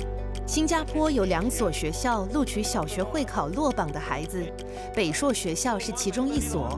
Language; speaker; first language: Chinese; native; Chinese